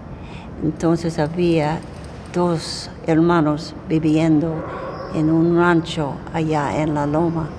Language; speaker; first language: Spanish; non-native, fluent; English